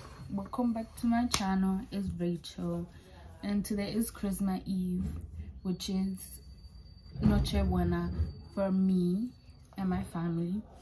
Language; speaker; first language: English; early bilingual, other home language; Spanish